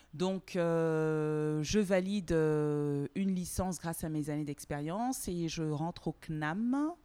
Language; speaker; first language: French; native; French